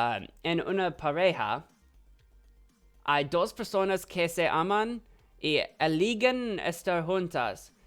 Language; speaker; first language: Spanish; non-native, learner; English